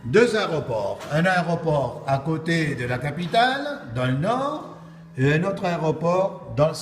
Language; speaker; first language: French; non-native, fluent; Spanish